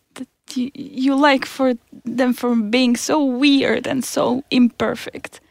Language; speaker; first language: English; non-native, fluent; Czech